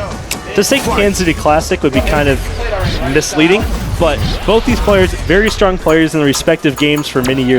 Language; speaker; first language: English; native; English